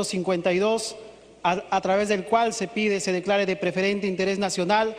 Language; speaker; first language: Spanish; native; Spanish